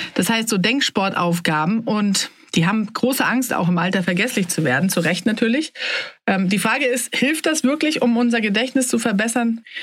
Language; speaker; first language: German; native; German